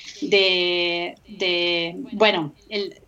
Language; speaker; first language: Spanish; non-native, fluent; English